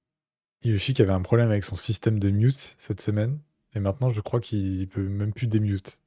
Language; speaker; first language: French; native; French